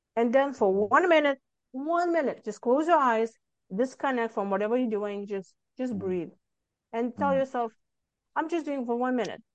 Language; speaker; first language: English; non-native, fluent; Lithuanian